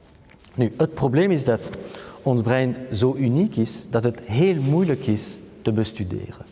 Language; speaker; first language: Dutch; non-native, local second language; French